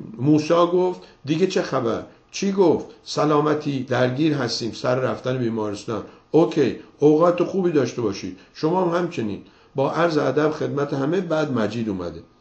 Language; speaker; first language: Persian; native; Persian